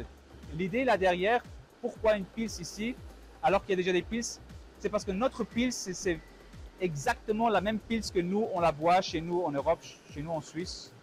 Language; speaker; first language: French; non-native, local second language; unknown